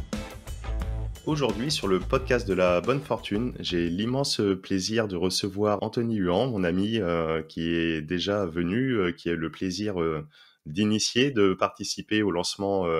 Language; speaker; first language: French; native; French